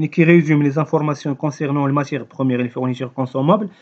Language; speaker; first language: French; non-native, local second language; Arabic